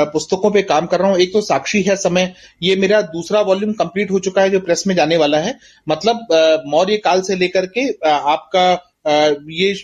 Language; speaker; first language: Hindi; native; Hindi